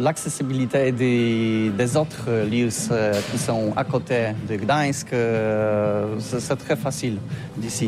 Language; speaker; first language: French; non-native, learner; Polish